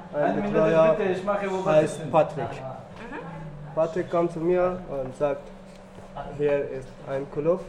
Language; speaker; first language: German; non-native, learner; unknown